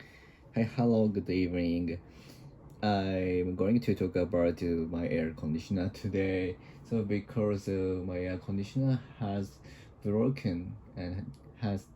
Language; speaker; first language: English; non-native, learner; Japanese